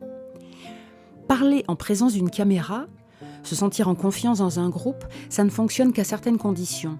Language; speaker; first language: French; native; French